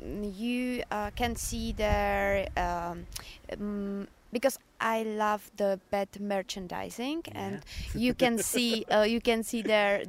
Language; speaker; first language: English; non-native, learner; Czech